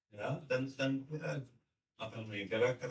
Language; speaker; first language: Indonesian; non-native, learner; English